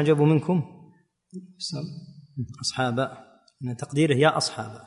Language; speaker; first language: Arabic; native; Arabic